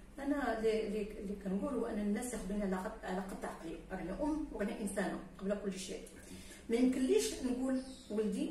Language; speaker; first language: Arabic; native; Arabic